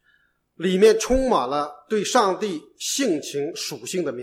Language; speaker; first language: Chinese; native; Chinese